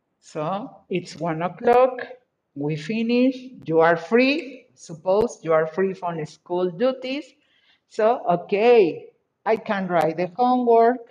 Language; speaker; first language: English; non-native, fluent; Spanish